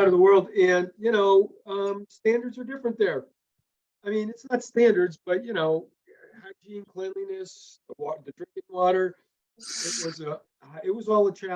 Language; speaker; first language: English; native; English